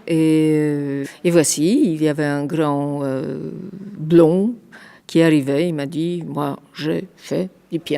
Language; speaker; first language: French; non-native, fluent; Polish